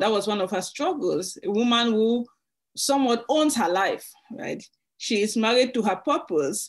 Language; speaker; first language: English; native; English